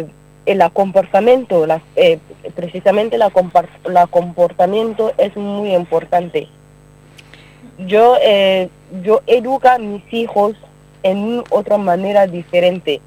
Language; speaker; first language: Spanish; non-native, learner; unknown